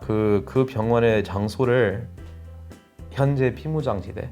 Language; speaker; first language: Korean; non-native, fluent; English